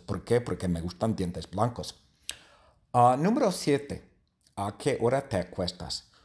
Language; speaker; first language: Spanish; non-native, learner; English